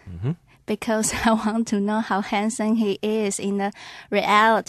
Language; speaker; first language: English; non-native, learner; Chinese